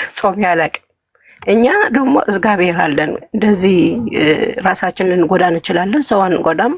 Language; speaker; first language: Amharic; non-native, learner; Tigrinya